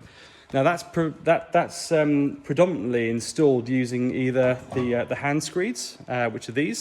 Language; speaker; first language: English; native; English